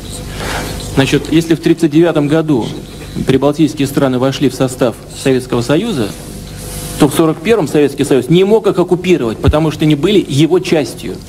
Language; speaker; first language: Russian; native; Russian